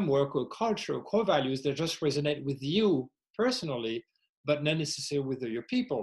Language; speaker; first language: English; non-native, fluent; French